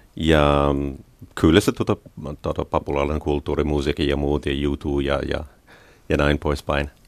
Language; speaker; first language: Finnish; non-native, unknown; English